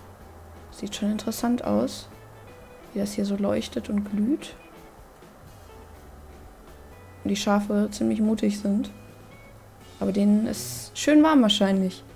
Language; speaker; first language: German; native; German